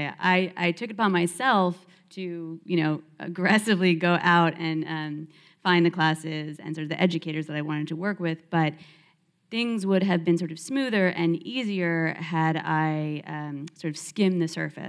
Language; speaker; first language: English; native; English